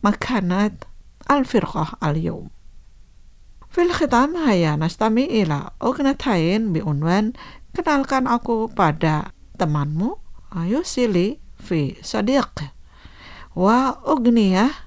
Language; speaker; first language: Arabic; non-native, fluent; Indonesian